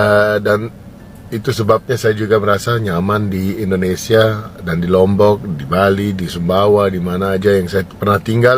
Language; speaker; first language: Indonesian; non-native, fluent; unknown